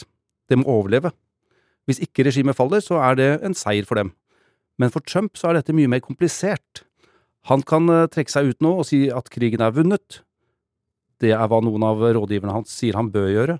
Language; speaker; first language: Norwegian; native; Norwegian